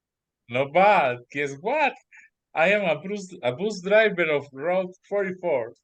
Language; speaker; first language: English; non-native, learner; Spanish